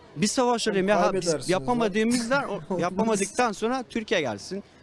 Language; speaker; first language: Turkish; non-native, fluent; Persian